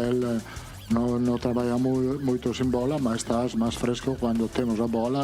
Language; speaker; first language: Portuguese; non-native, fluent; Italian